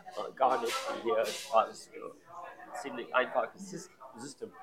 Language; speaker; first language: German; non-native, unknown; English